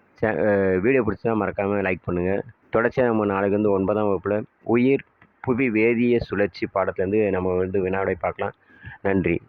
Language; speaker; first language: Tamil; native; Tamil